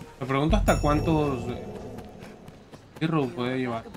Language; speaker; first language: Spanish; native; Spanish